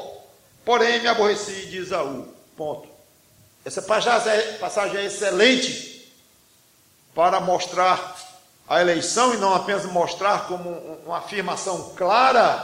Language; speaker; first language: Portuguese; native; Portuguese